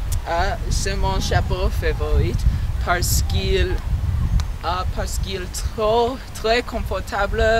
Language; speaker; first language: French; non-native, learner; English